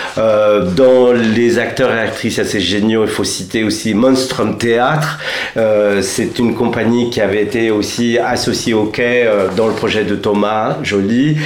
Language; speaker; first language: French; non-native, fluent; Spanish